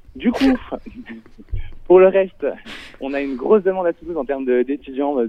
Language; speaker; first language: French; native; French